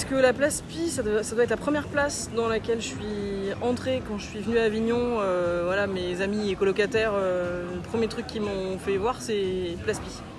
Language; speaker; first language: French; native; French